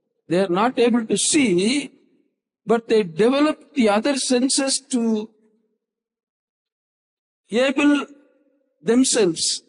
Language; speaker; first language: English; non-native, local second language; Tamil